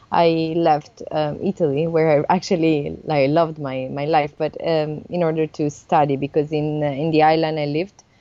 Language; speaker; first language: English; non-native, fluent; Italian